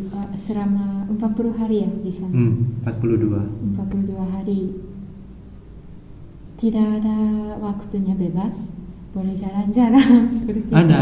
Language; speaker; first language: Indonesian; non-native, fluent; Japanese